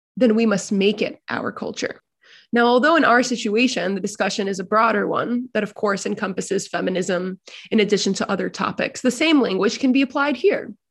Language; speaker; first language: English; native; English